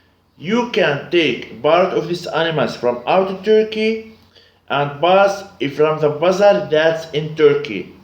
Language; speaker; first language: English; non-native, learner; Arabic